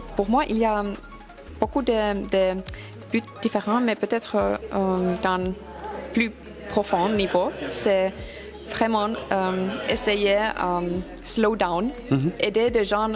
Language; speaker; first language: French; non-native, learner; Finnish